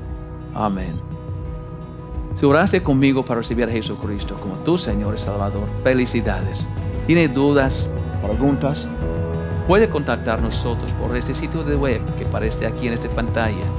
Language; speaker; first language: Spanish; non-native, fluent; English